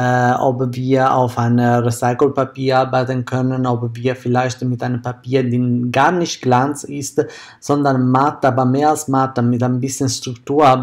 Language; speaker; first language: German; non-native, fluent; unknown